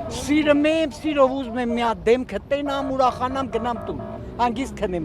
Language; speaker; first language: Armenian; native; Armenian